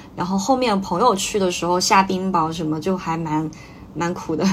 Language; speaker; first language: Chinese; native; Chinese